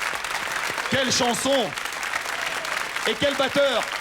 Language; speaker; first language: French; native; French